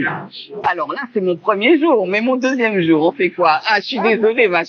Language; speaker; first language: French; native; French